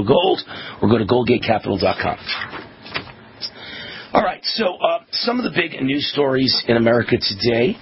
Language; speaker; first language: English; native; English